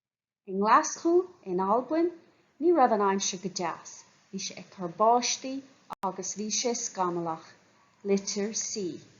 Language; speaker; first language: Irish; non-native, fluent; English